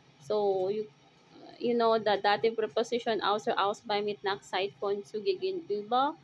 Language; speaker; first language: German; non-native, fluent; Filipino